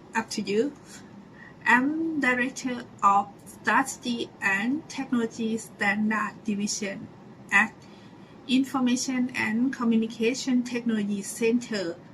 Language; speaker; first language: English; non-native, learner; Thai